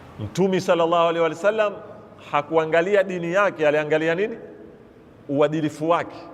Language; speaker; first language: Swahili; native; Swahili